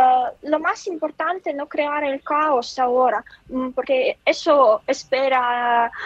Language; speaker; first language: Spanish; non-native, fluent; Ukrainian